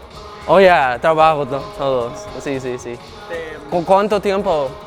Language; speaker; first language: Spanish; non-native, learner; English